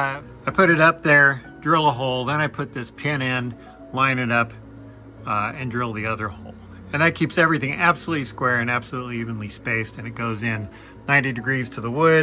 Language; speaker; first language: English; native; English